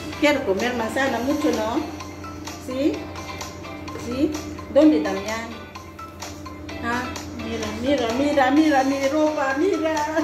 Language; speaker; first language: Spanish; non-native, learner; Filipino